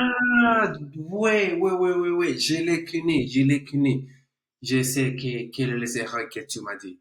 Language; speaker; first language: French; non-native, learner; Spanish